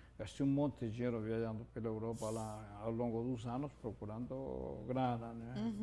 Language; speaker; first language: Portuguese; non-native, fluent; Spanish